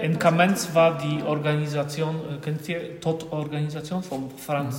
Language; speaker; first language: German; non-native, fluent; Polish